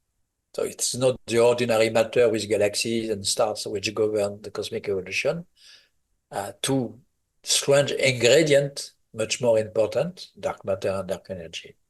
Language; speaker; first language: English; non-native, fluent; French